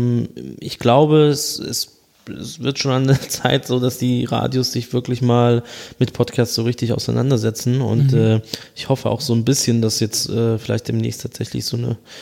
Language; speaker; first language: German; native; German